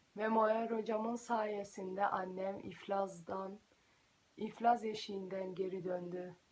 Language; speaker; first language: Turkish; early bilingual, heritage; Turkish